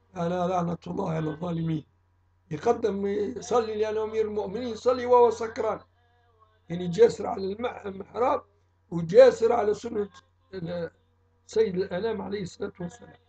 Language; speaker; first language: Arabic; native; Arabic